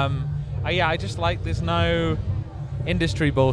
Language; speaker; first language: English; native; English